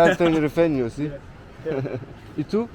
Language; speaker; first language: Spanish; non-native, learner; German